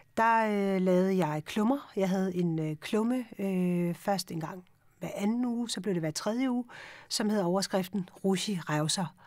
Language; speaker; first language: Danish; early bilingual, other home language; Urdu